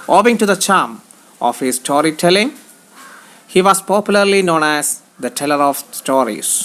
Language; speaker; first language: English; non-native, local second language; Malayalam